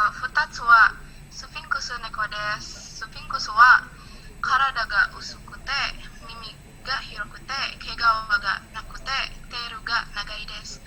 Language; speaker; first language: Japanese; non-native, learner; Indonesian